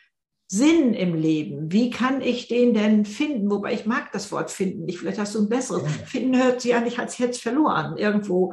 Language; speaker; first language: German; native; German